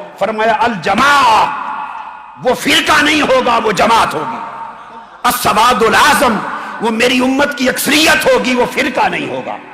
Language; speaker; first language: Urdu; native; Urdu